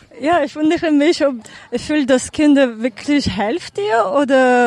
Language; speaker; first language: German; non-native, fluent; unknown